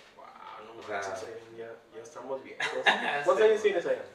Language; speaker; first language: Spanish; early bilingual, heritage; Spanish